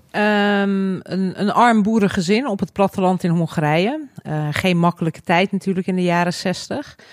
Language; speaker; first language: Dutch; early bilingual, other home language; Hungarian